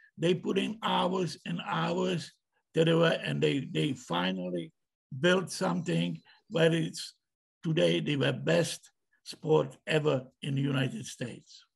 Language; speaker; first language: English; non-native, learner; Czech